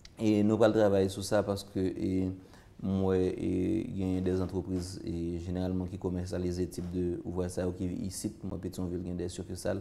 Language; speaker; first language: French; non-native, local second language; Haitian Creole